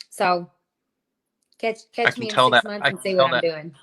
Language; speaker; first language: English; native; English